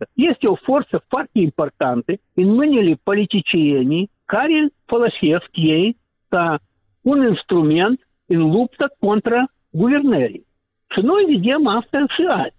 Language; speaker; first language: Romanian; non-native, local second language; Russian